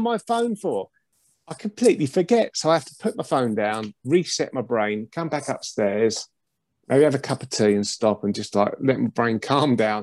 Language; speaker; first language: English; native; English